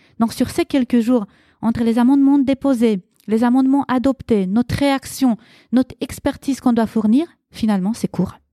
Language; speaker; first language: French; early bilingual, other home language; Romanian